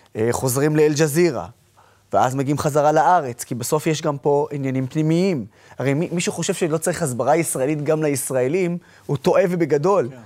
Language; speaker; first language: Hebrew; non-native, local second language; Arabic